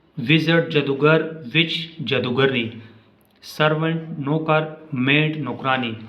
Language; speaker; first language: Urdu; non-native, local second language; Pashto